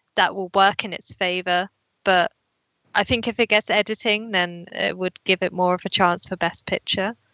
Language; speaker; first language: English; native; English